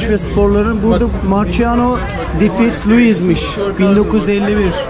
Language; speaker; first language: Turkish; native; Turkish